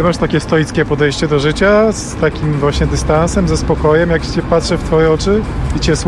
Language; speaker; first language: Polish; native; Polish